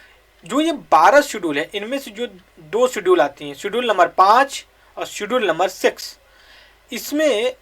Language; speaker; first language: Hindi; native; Hindi